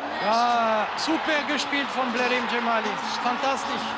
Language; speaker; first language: German; non-native, local second language; French